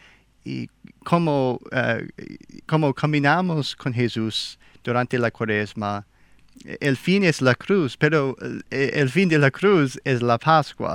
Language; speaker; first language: Spanish; non-native, learner; English